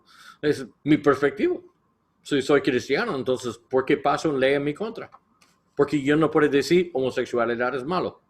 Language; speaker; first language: Spanish; non-native, learner; English